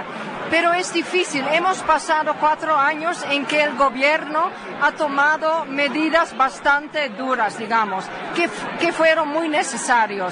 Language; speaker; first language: Spanish; non-native, fluent; Dutch